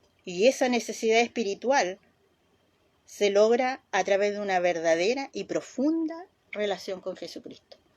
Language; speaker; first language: Spanish; native; Spanish